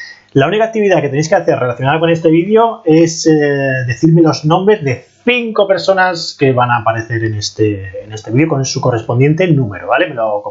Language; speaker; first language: Spanish; native; Spanish